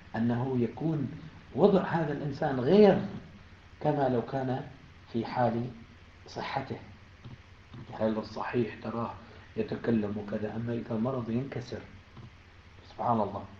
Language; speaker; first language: Arabic; native; Arabic